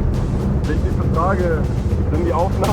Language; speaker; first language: German; native; German